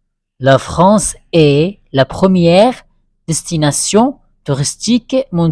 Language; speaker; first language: French; non-native, fluent; Arabic